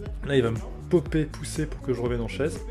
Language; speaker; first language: French; native; French